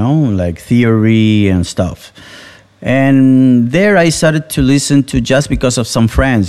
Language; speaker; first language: English; non-native, fluent; Spanish